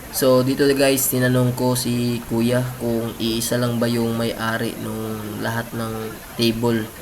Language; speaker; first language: Filipino; non-native, local second language; Cebuano